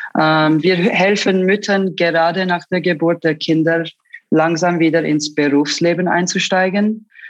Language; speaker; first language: German; early bilingual, other home language; Turkish